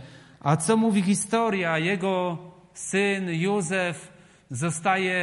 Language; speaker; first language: Polish; native; Polish